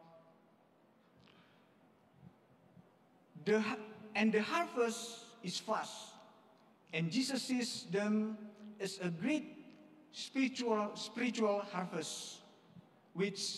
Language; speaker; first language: English; non-native, learner; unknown